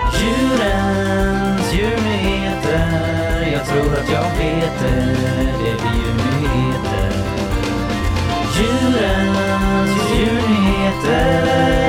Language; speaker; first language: Swedish; native; Swedish